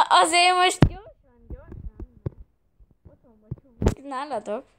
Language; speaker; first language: Hungarian; early bilingual, heritage; Hungarian